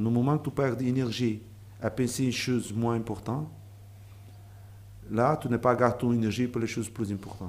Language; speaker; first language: French; non-native, learner; Portuguese